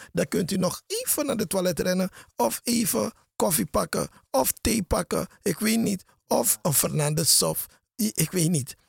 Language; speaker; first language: Dutch; native; Dutch